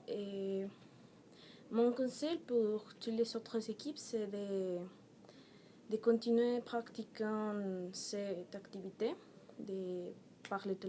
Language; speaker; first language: French; non-native, learner; Spanish